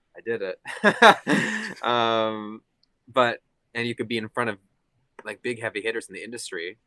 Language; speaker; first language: English; native; English